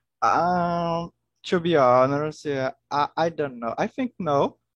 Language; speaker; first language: English; non-native, learner; Portuguese